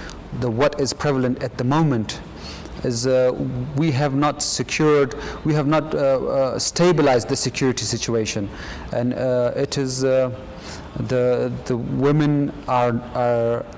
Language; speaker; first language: English; non-native, fluent; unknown